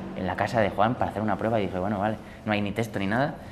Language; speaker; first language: Spanish; native; Spanish